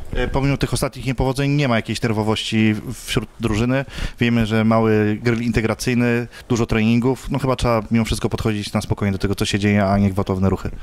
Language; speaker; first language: Polish; native; Polish